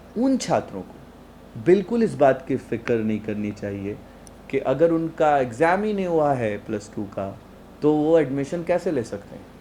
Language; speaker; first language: Hindi; native; Hindi